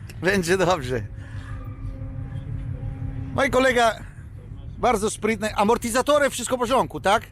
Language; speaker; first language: Polish; non-native, fluent; Italian